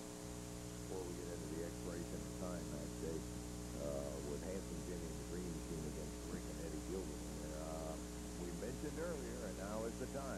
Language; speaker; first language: English; native; English